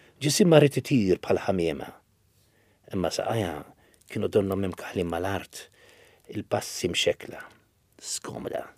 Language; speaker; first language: Maltese; native; Maltese